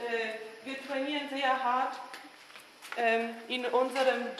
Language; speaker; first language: German; non-native, fluent; English